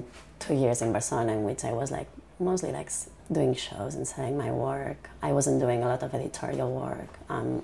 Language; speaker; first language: English; non-native, fluent; Spanish